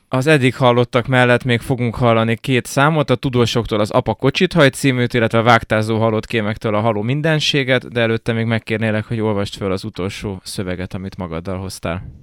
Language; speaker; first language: Hungarian; native; Hungarian